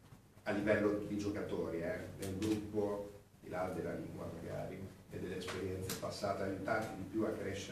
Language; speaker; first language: Italian; native; Italian